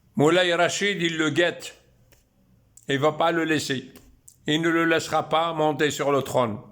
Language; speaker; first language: French; non-native, local second language; Arabic